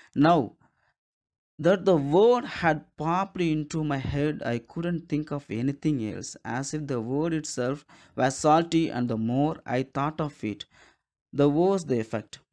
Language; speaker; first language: English; non-native, local second language; Tamil